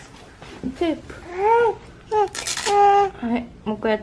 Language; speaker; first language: Japanese; native; Japanese